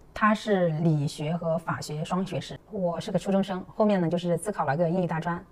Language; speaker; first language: Chinese; native; Chinese